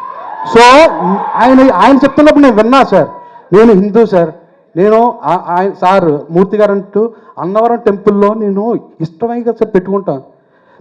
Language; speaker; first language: Telugu; native; Telugu